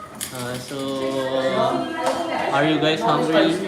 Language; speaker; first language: English; non-native, local second language; Filipino